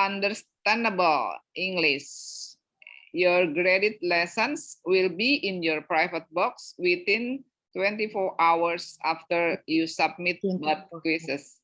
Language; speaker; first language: English; non-native, learner; Indonesian